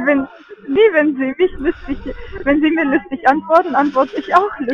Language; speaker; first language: German; non-native, fluent; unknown